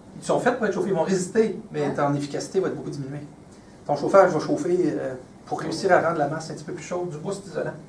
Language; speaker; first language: French; native; French